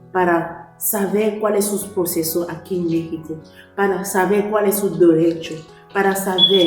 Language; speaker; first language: Spanish; non-native, learner; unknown